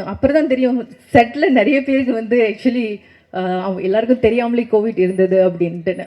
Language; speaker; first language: Tamil; native; Tamil